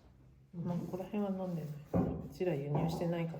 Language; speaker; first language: Japanese; native; Japanese